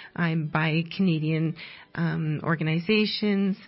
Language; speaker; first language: English; native; English